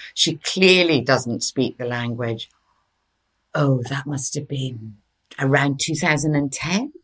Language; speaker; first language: English; early bilingual, other home language; Norwegian